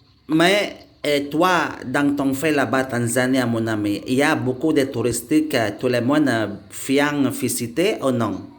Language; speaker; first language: French; non-native, learner; Indonesian